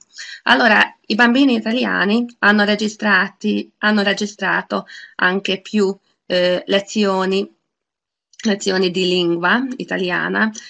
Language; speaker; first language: Italian; non-native, fluent; Hungarian